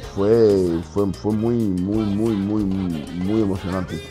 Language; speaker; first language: Spanish; native; Spanish